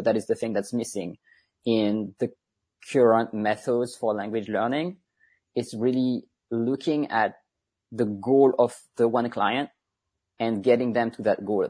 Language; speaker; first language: English; non-native, fluent; French